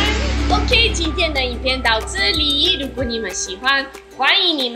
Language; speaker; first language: Chinese; non-native, fluent; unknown